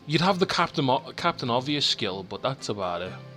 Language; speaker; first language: English; native; English